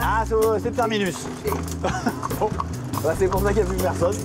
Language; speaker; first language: French; native; French